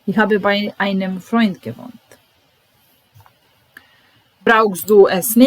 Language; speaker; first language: German; non-native, fluent; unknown